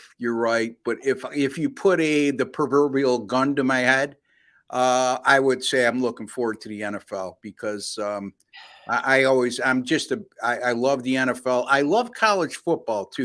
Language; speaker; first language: English; native; English